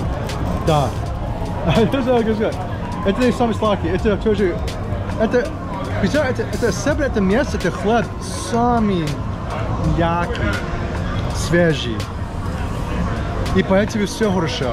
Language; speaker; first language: Russian; non-native, learner; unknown